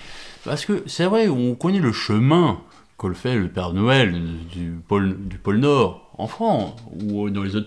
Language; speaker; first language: French; native; French